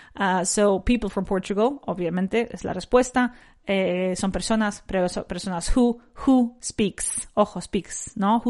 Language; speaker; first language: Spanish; native; Spanish